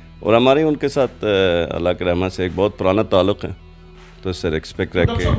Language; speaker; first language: Urdu; non-native, local second language; Punjabi